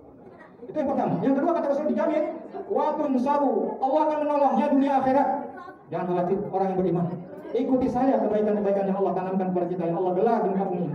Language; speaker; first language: Indonesian; native; Indonesian